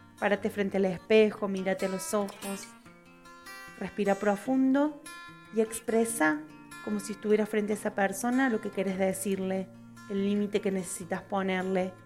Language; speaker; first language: Spanish; native; Spanish